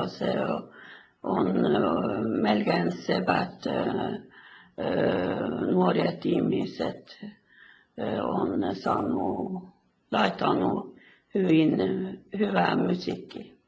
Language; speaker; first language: Finnish; early bilingual, heritage; Finnish